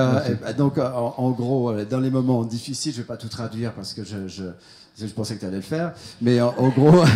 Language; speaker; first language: French; native; French